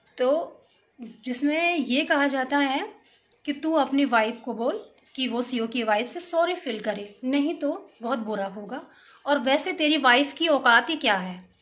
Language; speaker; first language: Hindi; native; Hindi